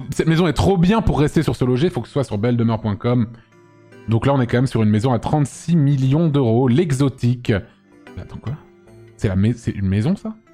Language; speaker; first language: French; native; French